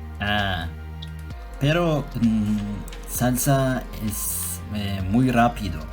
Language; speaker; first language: Spanish; non-native, learner; Turkish